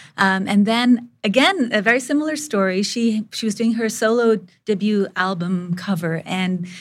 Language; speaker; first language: English; early bilingual, other home language; Bangla